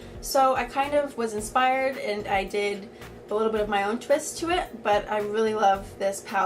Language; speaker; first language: English; native; English